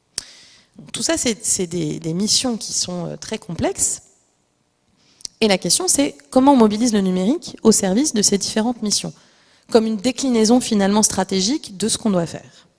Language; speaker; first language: French; native; French